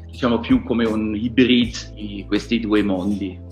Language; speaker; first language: Italian; non-native, learner; German